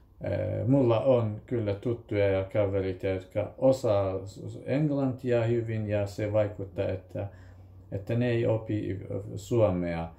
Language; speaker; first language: Finnish; non-native, fluent; Kurdish